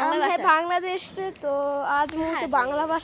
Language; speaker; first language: Hindi; non-native, learner; Bangla